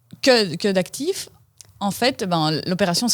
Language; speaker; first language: French; native; French